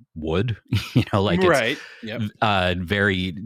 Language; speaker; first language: English; native; English